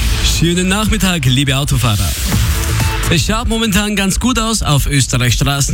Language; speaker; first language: German; native; German